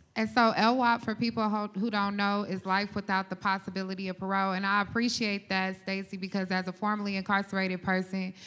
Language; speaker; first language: English; native; English